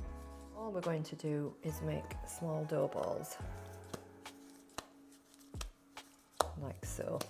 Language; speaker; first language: English; native; English